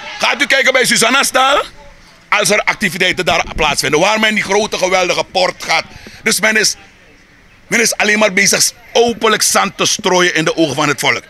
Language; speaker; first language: Dutch; native; Dutch